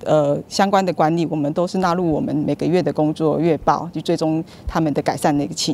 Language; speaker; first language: Chinese; native; Chinese